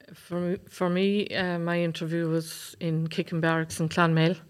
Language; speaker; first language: English; native; English